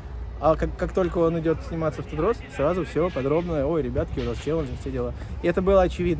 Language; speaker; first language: Russian; native; Russian